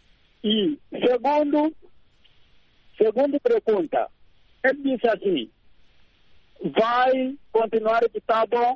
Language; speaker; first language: Portuguese; non-native, local second language; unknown